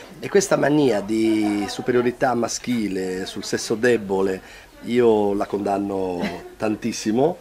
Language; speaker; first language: Italian; native; Italian